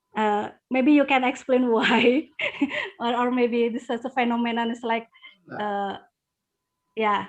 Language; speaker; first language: English; non-native, learner; Indonesian